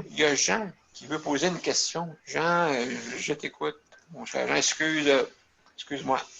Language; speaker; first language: French; native; French